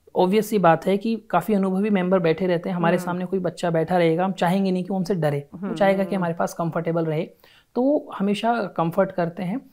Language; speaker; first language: Hindi; native; Hindi